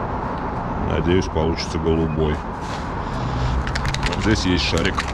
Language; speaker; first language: Russian; native; Russian